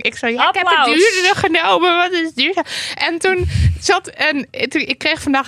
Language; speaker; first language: Dutch; native; Dutch